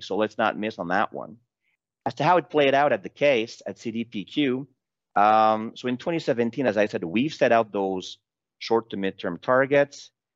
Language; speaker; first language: English; non-native, fluent; French